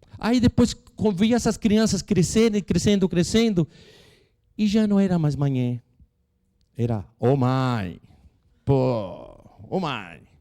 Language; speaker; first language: Portuguese; non-native, fluent; Spanish